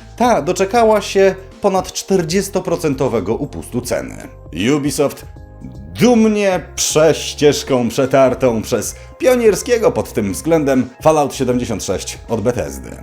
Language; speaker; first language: Polish; native; Polish